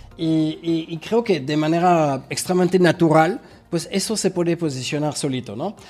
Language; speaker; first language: Spanish; non-native, fluent; French